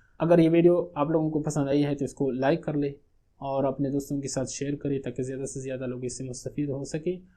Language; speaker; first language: Urdu; non-native, local second language; Pashto